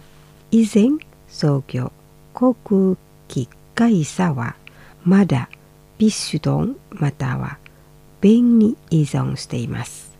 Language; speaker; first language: Japanese; non-native, fluent; Indonesian